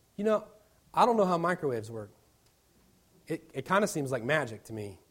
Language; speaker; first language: English; native; English